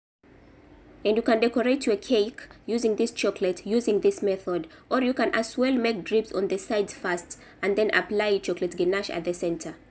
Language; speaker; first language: English; non-native, local second language; Swahili